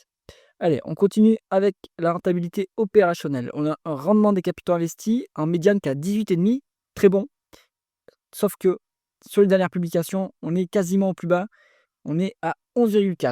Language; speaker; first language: French; native; French